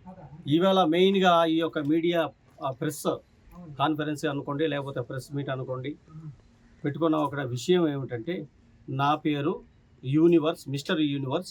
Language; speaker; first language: Telugu; native; Telugu